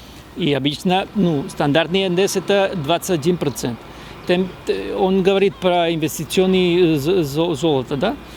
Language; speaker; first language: Russian; non-native, fluent; Spanish